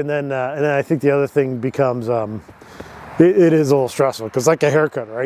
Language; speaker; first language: English; native; English